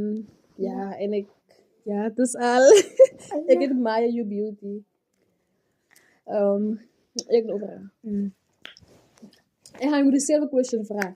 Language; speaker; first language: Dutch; non-native, learner; Afrikaans